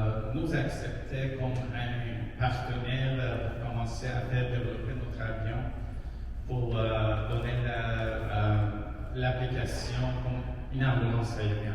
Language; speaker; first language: French; non-native, fluent; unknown